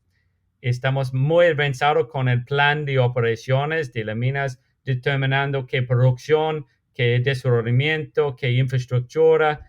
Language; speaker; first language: Spanish; non-native, fluent; English